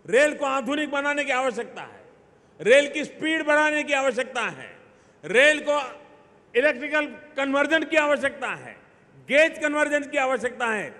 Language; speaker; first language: Hindi; non-native, local second language; Gujarati